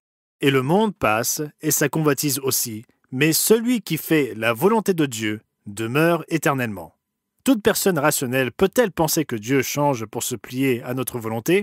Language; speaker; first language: French; native; French